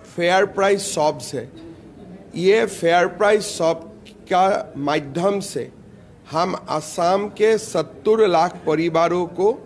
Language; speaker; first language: Hindi; non-native, local second language; Assamese